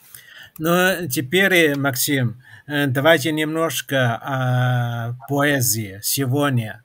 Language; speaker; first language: Russian; non-native, fluent; Chinese